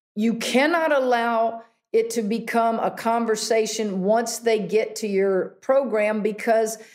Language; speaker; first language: English; native; English